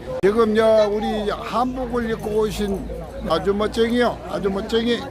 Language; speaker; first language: Korean; native; Korean